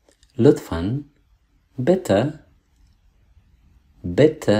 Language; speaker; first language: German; non-native, fluent; Persian